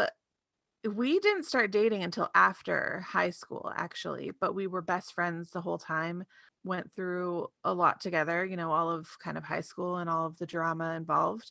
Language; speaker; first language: English; native; English